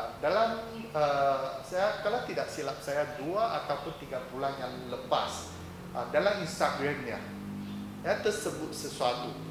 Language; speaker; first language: Malay; non-native, local second language; Chinese